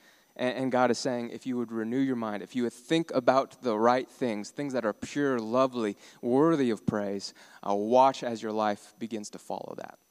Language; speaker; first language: English; native; English